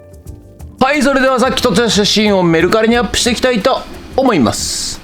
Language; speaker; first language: Japanese; native; Japanese